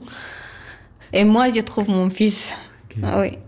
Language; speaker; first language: French; non-native, learner; Arabic